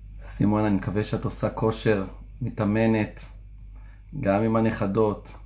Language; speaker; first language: Hebrew; native; Hebrew